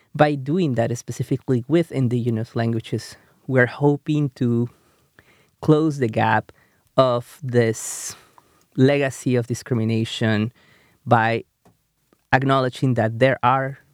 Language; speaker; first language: English; non-native, fluent; Spanish